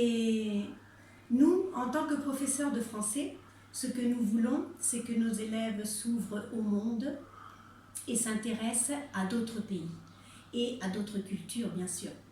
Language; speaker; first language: French; non-native, fluent; Spanish